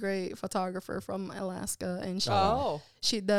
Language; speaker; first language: English; non-native, local second language; Filipino